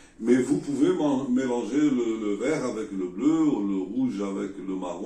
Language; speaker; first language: French; non-native, learner; Portuguese